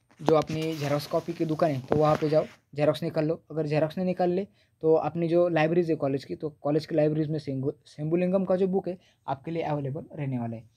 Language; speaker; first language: Hindi; non-native, local second language; Marathi